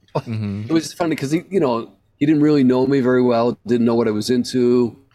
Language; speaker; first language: English; native; English